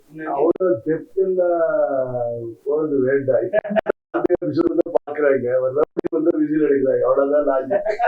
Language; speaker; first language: Tamil; non-native, learner; Kannada